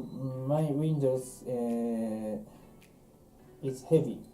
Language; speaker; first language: English; non-native, learner; Japanese